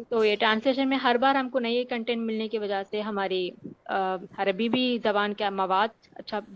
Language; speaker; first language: Hindi; native; Hindi